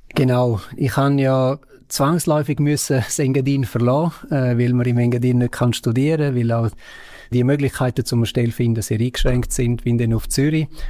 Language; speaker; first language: German; non-native, local second language; Romansh